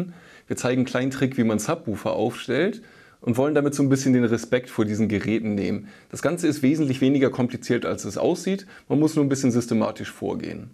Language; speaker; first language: German; native; German